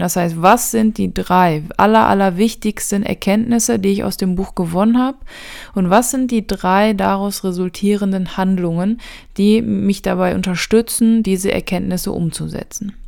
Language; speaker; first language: German; native; German